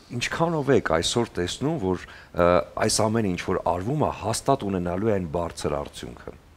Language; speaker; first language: Armenian; native; Armenian